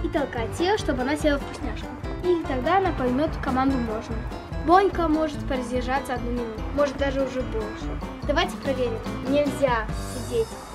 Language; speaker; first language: Russian; native; Russian